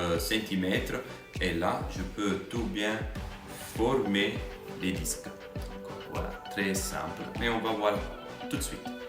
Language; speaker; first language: French; non-native, fluent; Italian